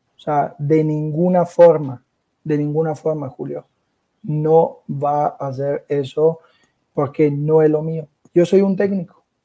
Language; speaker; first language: Spanish; non-native, fluent; Italian